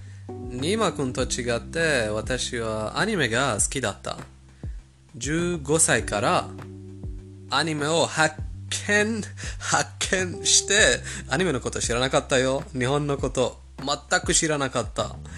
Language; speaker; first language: Japanese; non-native, fluent; Persian